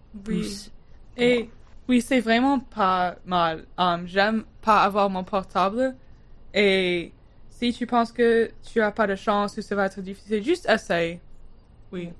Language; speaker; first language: French; non-native, learner; English